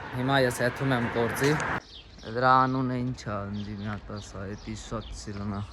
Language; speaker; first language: Armenian; non-native, learner; Hindi